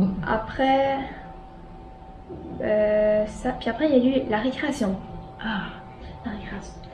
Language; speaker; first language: French; native; French